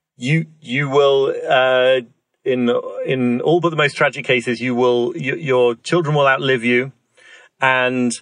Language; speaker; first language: English; native; English